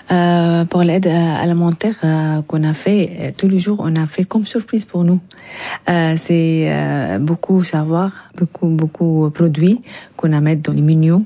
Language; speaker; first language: French; non-native, learner; Arabic